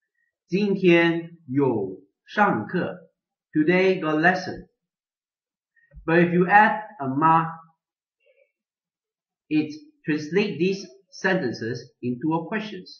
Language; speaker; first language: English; non-native, local second language; Chinese